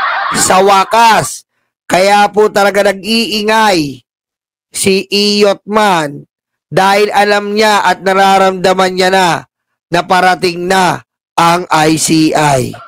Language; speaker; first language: Filipino; native; Filipino